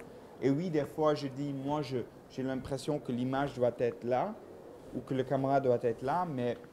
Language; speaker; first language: French; non-native, local second language; Dutch